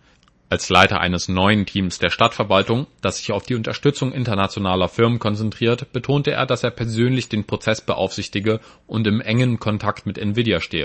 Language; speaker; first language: German; native; German